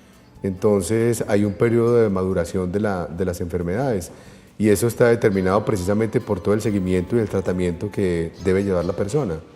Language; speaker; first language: Spanish; native; Spanish